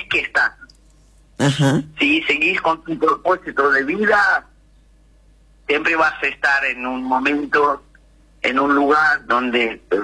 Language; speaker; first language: Spanish; non-native, learner; Russian